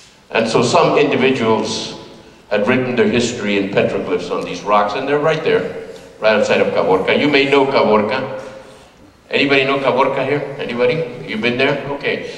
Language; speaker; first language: English; early bilingual, other home language; Spanish